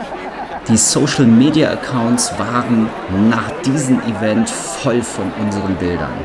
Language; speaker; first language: German; native; German